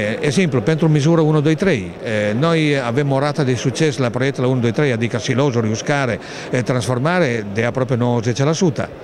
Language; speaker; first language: Romanian; non-native, fluent; Italian